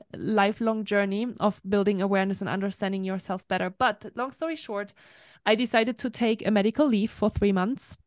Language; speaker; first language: English; non-native, fluent; German